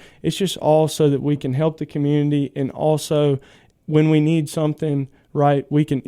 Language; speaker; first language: English; native; English